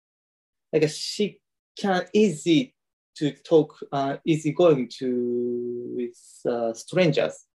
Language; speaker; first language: English; non-native, learner; Japanese